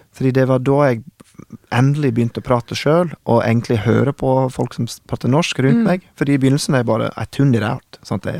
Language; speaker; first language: Norwegian; non-native, fluent; English